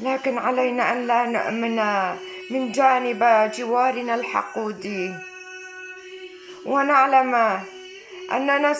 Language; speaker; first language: Arabic; non-native, local second language; Kurdish